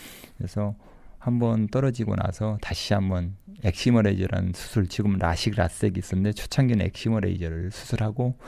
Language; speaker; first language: Korean; native; Korean